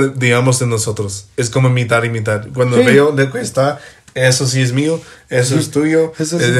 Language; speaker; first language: Spanish; non-native, fluent; English